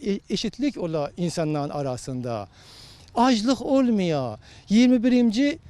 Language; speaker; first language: Turkish; non-native, learner; Azerbaijani